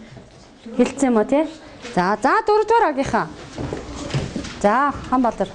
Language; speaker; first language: Mongolian; native; Mongolian